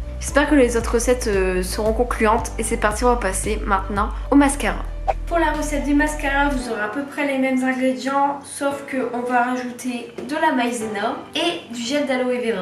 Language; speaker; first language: French; native; French